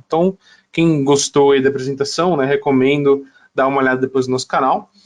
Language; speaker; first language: Portuguese; native; Portuguese